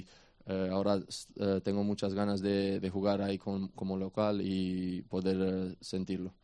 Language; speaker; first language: Spanish; non-native, fluent; Romanian